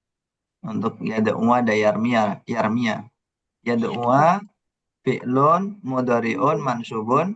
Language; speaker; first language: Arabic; non-native, learner; Indonesian